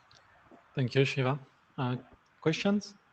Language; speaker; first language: English; non-native, fluent; French